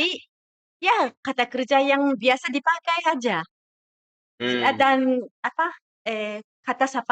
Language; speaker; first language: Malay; non-native, fluent; Japanese